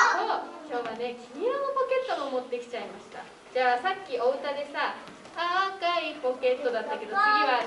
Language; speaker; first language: Japanese; native; Japanese